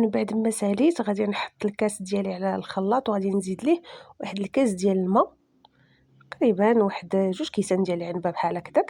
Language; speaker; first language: Arabic; native; Arabic